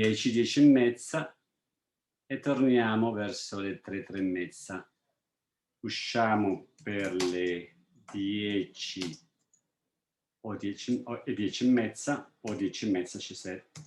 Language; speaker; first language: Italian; non-native, fluent; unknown